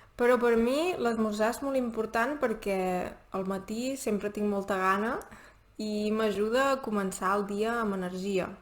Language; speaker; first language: Catalan; native; Catalan